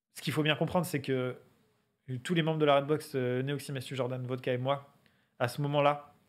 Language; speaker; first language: French; native; French